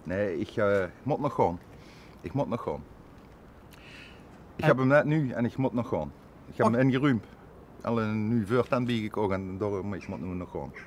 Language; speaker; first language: Dutch; native; Dutch